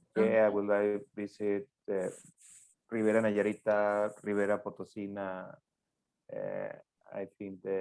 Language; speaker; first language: English; non-native, learner; Spanish